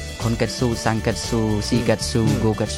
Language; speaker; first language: Japanese; non-native, learner; Khmer